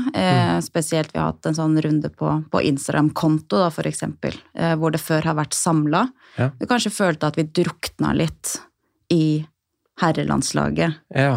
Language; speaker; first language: Norwegian; native; Norwegian